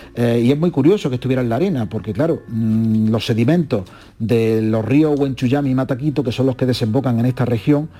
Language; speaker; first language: Spanish; native; Spanish